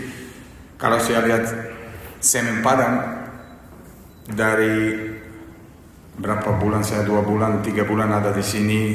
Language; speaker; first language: Indonesian; non-native, fluent; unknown